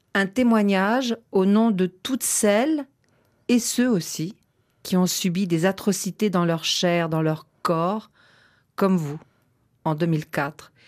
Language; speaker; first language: French; native; French